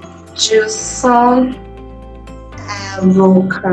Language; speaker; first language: French; non-native, learner; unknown